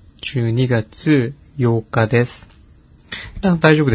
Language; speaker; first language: Japanese; non-native, fluent; Korean